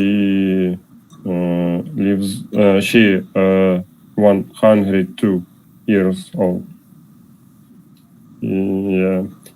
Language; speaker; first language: English; non-native, learner; Russian